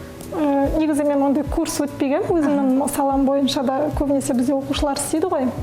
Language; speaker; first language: Kazakh; native; Kazakh